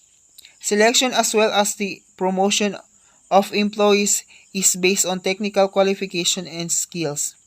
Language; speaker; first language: English; non-native, local second language; Filipino